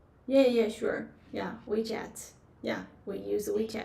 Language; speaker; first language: English; non-native, fluent; Chinese